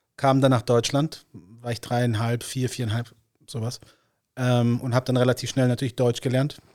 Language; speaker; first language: German; early bilingual, other home language; Tigrinya